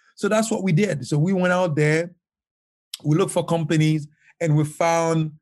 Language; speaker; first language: English; non-native, fluent; Haitian Creole